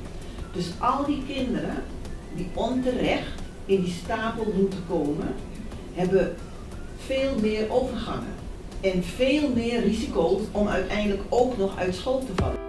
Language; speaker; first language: Dutch; native; Dutch